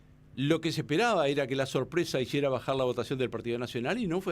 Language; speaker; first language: Spanish; native; Spanish